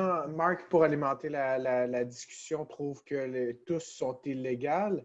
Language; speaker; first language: French; native; French